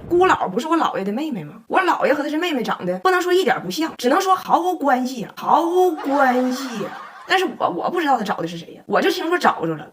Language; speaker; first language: Chinese; native; Chinese